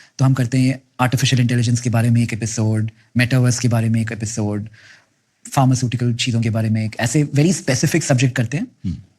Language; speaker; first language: Hindi; non-native, local second language; Kannada